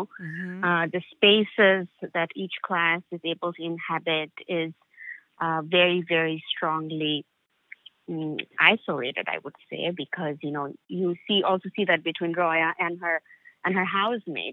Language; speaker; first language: English; non-native, local second language; Bangla